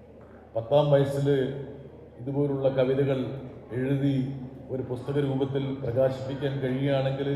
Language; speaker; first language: Malayalam; native; Malayalam